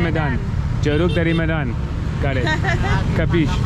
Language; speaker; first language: Indonesian; non-native, learner; English